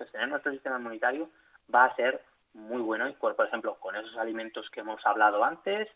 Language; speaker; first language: Spanish; native; Spanish